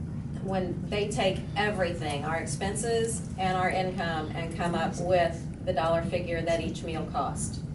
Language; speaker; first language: English; native; English